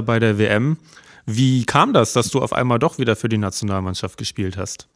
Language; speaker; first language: German; native; German